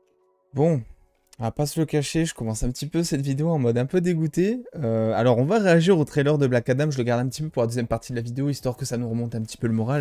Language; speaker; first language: French; native; French